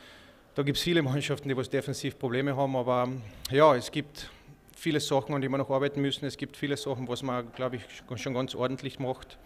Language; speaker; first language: German; native; German